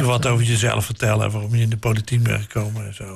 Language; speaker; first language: Dutch; native; Dutch